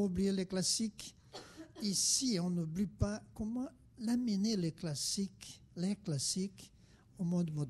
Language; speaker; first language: French; non-native, fluent; Portuguese